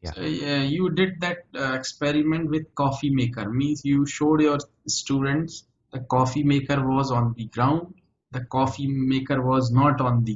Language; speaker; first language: English; native; English